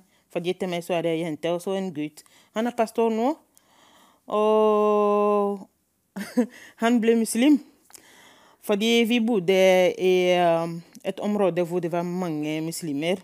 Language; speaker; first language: Norwegian; non-native, fluent; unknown